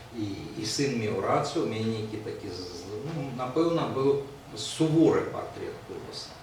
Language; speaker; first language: Belarusian; native; Belarusian